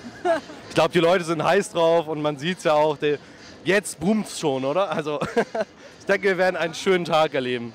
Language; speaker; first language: German; native; German